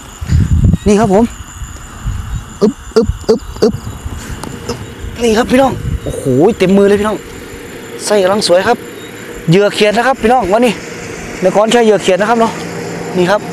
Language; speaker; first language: Thai; non-native, local second language; Northeastern Thai